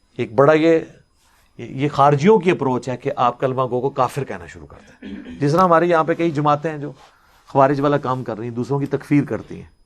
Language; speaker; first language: Urdu; non-native, local second language; Punjabi